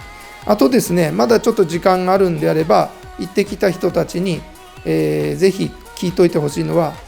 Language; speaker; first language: Japanese; native; Japanese